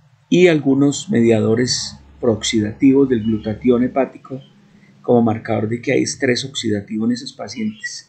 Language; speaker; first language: Spanish; native; Spanish